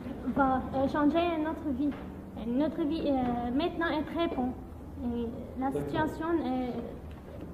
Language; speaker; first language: French; non-native, learner; Arabic